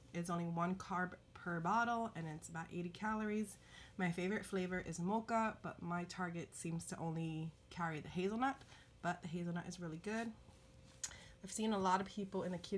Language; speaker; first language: English; native; English